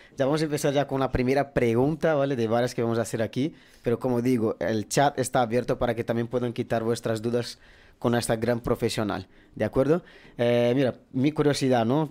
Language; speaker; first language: Spanish; non-native, fluent; Portuguese